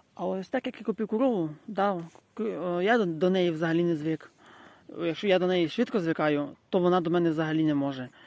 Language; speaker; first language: Ukrainian; native; Ukrainian